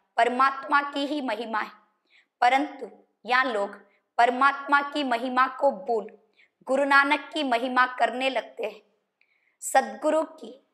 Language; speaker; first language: Hindi; non-native, local second language; Kannada